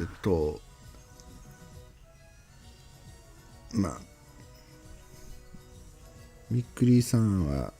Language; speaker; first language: Japanese; non-native, learner; English